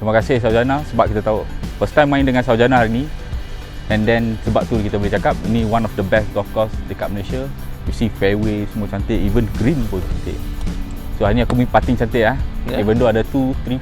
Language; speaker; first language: Malay; native; Malay